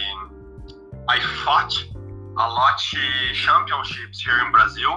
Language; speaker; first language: English; non-native, learner; Portuguese